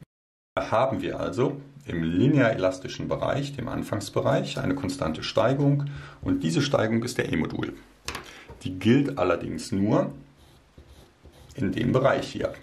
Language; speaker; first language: German; native; German